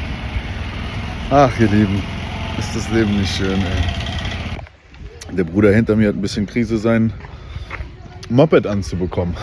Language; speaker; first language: German; native; German